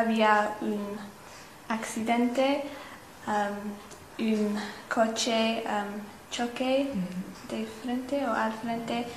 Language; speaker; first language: Spanish; non-native, learner; English